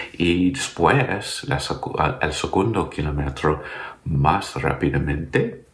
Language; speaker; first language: Spanish; non-native, learner; English